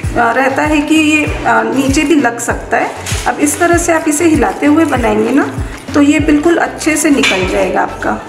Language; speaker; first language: Hindi; native; Hindi